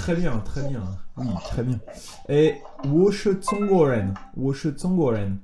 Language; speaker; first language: French; native; French